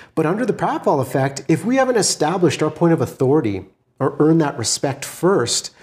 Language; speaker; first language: English; native; English